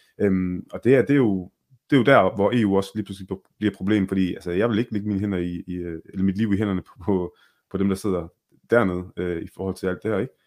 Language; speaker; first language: Danish; early bilingual, other home language; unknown